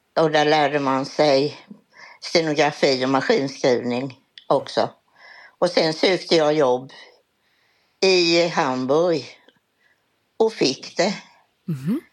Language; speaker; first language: Swedish; native; Swedish